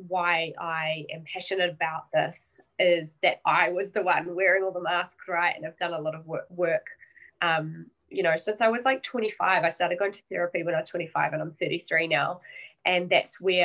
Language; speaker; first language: English; native; English